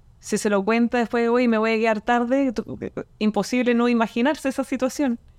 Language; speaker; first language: Spanish; native; Spanish